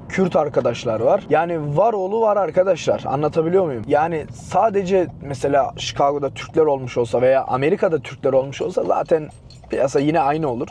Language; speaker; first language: Turkish; native; Turkish